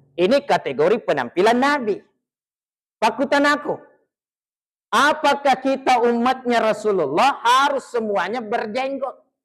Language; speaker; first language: Malay; non-native, local second language; Buginese